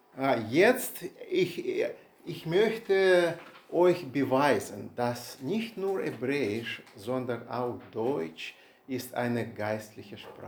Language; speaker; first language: German; non-native, learner; Russian